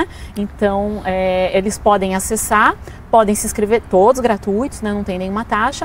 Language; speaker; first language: Portuguese; native; Portuguese